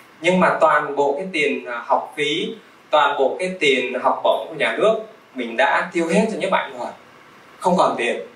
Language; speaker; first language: Vietnamese; early bilingual, other home language; Russian